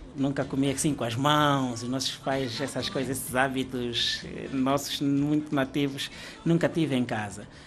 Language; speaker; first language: Portuguese; native; Portuguese